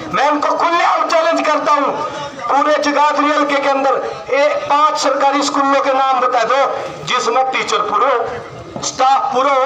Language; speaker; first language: Hindi; native; Hindi